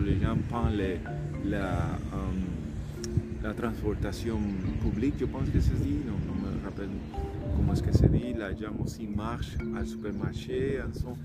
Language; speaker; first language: French; non-native, learner; Spanish